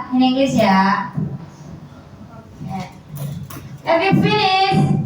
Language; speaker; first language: English; non-native, learner; Indonesian